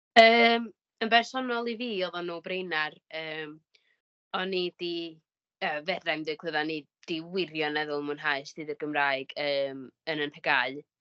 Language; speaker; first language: Welsh; native; Welsh